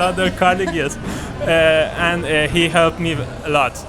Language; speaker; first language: English; non-native, learner; Persian